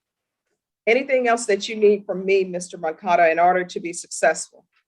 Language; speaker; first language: English; native; English